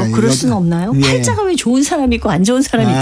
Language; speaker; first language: Korean; native; Korean